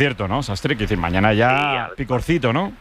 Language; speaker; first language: Spanish; native; Spanish